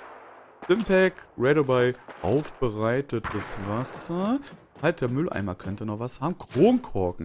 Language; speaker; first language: German; native; German